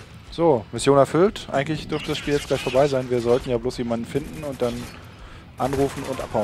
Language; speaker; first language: German; native; German